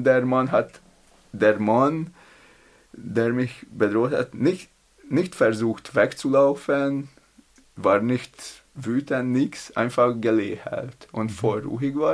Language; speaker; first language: German; non-native, learner; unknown